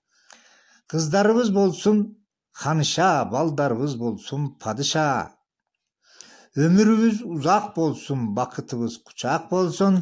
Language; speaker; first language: Kyrgyz; native; Kyrgyz